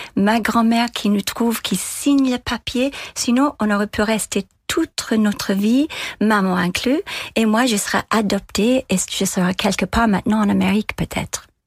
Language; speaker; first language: French; non-native, fluent; English